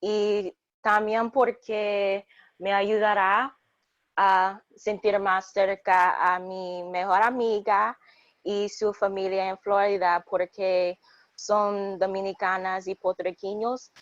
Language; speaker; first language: Spanish; non-native, learner; English